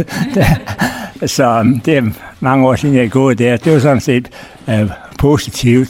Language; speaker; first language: Danish; native; Danish